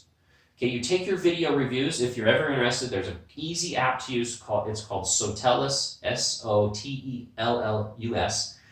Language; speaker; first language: English; native; English